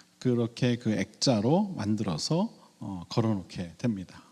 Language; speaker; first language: Korean; native; Korean